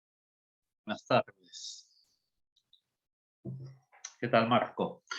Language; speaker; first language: Spanish; native; Spanish